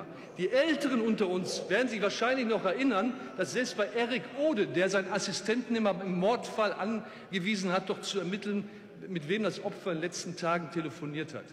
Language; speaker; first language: German; native; German